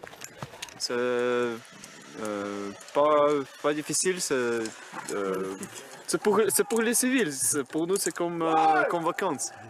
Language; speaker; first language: French; non-native, learner; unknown